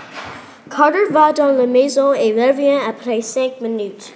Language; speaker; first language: French; non-native, learner; English